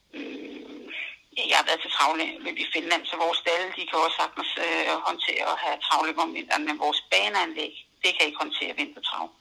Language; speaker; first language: Danish; native; Danish